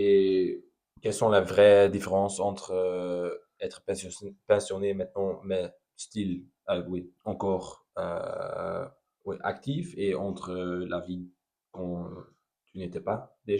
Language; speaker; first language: French; non-native, learner; Dutch